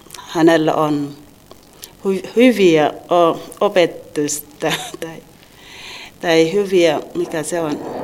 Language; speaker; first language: Finnish; non-native, learner; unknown